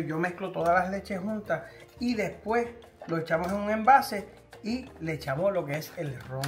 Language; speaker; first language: Spanish; early bilingual, heritage; Spanish